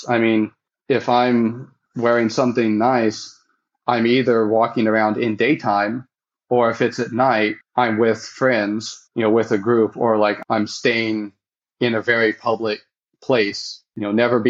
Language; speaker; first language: English; native; English